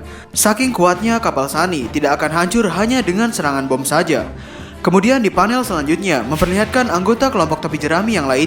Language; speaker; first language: Indonesian; native; Indonesian